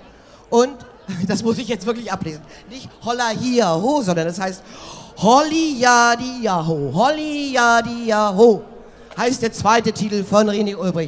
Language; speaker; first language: German; native; German